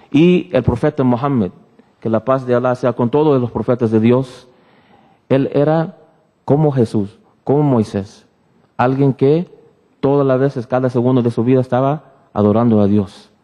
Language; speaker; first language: Spanish; early bilingual, heritage; Spanish